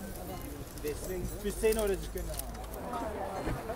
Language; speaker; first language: German; non-native, learner; Turkish